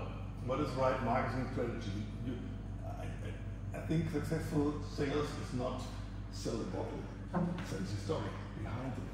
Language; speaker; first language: English; non-native, learner; German